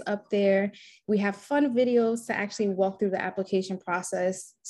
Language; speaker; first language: English; native; English